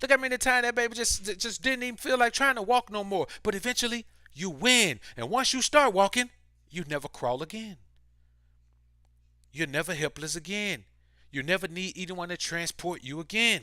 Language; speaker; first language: English; native; English